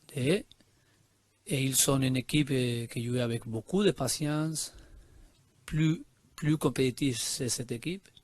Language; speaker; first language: French; non-native, learner; Spanish